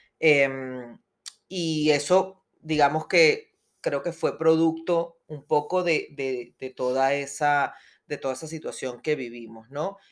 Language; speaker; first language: Spanish; native; Spanish